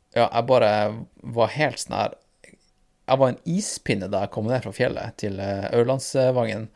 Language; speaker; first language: Norwegian; native; Norwegian